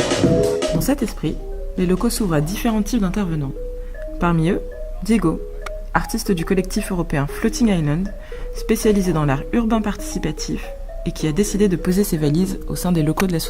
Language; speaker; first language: French; native; French